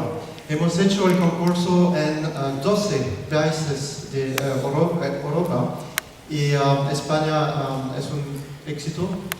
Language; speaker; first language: Spanish; non-native, learner; French